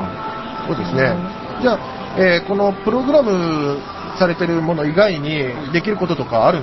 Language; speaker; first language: Japanese; native; Japanese